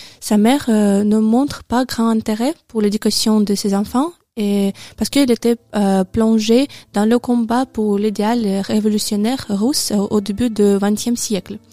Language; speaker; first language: French; non-native, learner; Russian